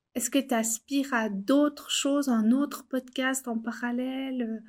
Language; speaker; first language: French; native; French